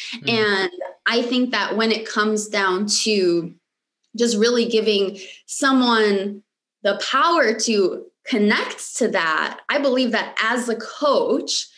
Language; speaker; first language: English; early bilingual, other home language; Romanian